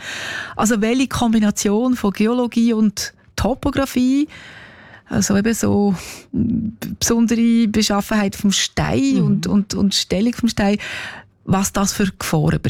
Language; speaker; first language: German; native; German